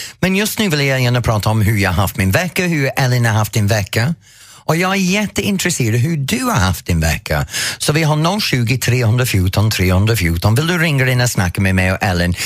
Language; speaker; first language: Swedish; non-native, fluent; English